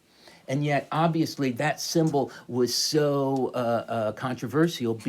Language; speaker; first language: English; native; English